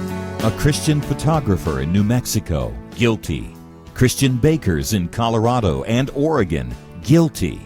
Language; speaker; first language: English; native; English